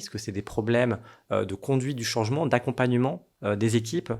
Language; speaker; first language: French; native; French